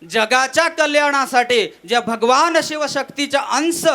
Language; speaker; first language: Marathi; non-native, local second language; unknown